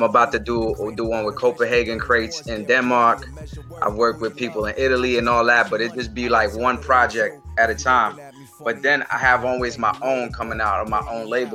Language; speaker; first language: English; native; English